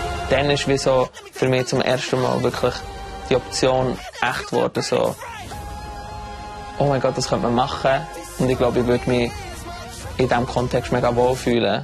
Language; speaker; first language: German; native; German